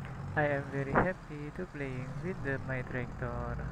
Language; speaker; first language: English; non-native, learner; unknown